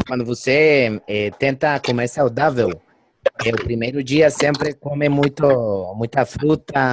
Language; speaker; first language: Portuguese; non-native, learner; Spanish